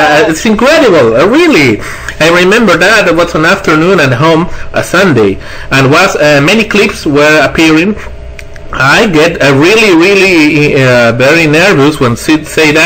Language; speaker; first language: English; non-native, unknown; Spanish